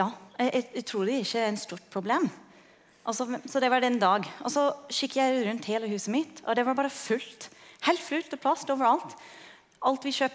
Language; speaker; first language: Norwegian; non-native, fluent; English